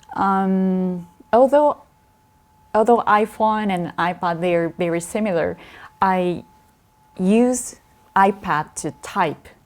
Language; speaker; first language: English; non-native, fluent; Japanese